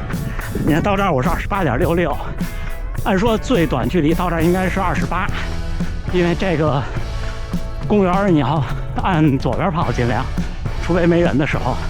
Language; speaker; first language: Chinese; native; Chinese